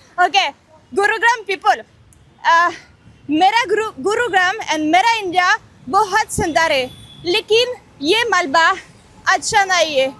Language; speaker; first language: Hindi; non-native, learner; French